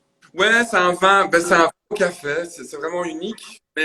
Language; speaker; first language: French; native; French